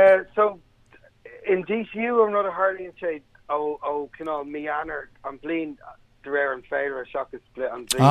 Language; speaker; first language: Irish; non-native, local second language; English